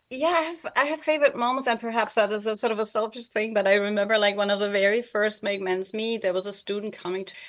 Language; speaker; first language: English; non-native, fluent; German